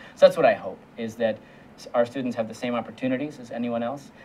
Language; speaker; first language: English; native; English